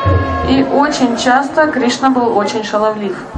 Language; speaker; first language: Russian; native; Russian